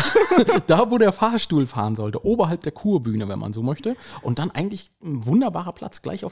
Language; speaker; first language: German; native; German